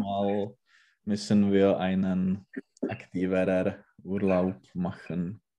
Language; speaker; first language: German; non-native, learner; Czech